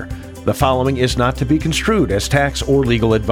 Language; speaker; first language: English; native; English